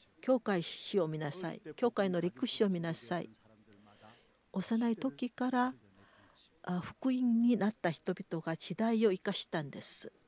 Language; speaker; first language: Japanese; non-native, fluent; Korean